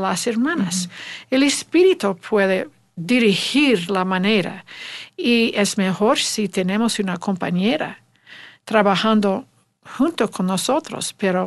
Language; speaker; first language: Spanish; non-native, learner; English